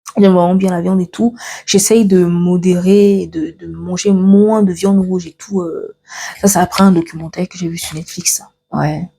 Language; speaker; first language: French; early bilingual, other home language; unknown